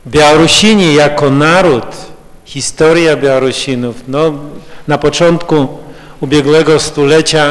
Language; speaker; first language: Polish; early bilingual, heritage; Russian